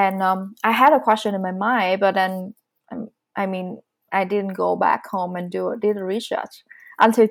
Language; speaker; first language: English; non-native, fluent; Vietnamese